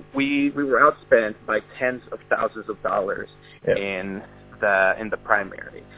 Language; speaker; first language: English; early bilingual, other home language; Spanish